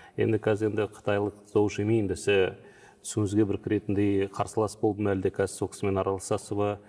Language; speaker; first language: Kazakh; native; Kazakh